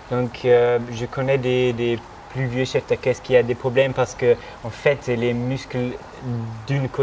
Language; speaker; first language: French; non-native, fluent; German